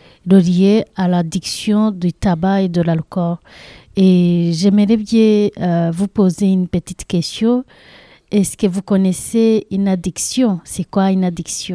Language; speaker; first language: French; non-native, learner; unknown